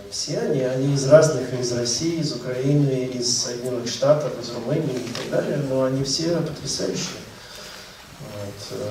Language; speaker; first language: Russian; native; Russian